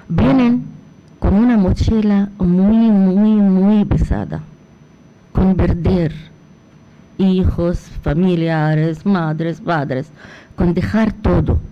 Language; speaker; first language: Spanish; non-native, fluent; Arabic